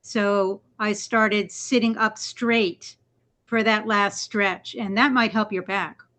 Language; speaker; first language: English; native; English